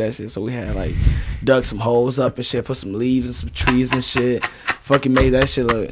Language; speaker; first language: English; early bilingual, other home language; Rundi